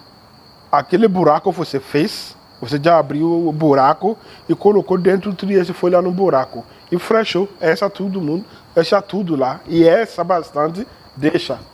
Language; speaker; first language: Portuguese; non-native, learner; Yoruba